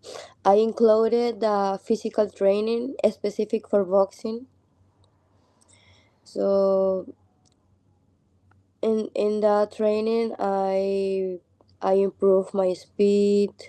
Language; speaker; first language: English; non-native, learner; Spanish